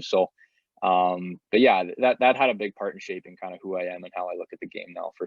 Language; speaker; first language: English; native; English